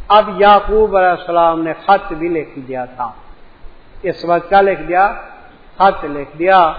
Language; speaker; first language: Urdu; native; Urdu